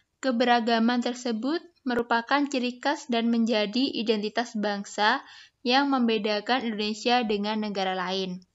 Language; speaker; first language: Indonesian; native; Indonesian